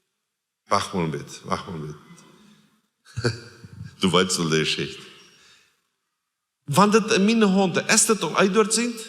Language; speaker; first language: German; non-native, learner; Plautdietsch